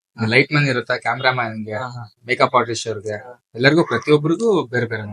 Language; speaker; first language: Kannada; native; Kannada